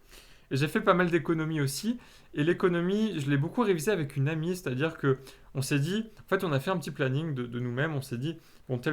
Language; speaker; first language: French; native; French